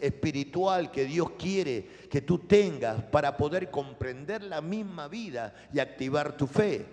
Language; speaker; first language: Spanish; native; Spanish